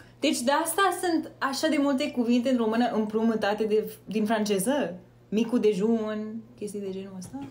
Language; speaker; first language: Romanian; early bilingual, heritage; Romanian